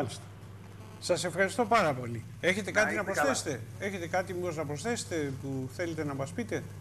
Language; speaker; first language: Greek; native; Greek